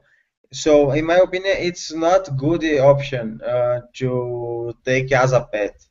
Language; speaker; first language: English; non-native, learner; Spanish